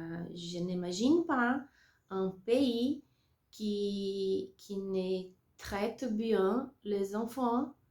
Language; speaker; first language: French; non-native, learner; Portuguese